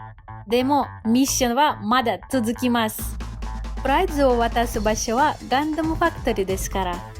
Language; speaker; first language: Japanese; non-native, learner; Russian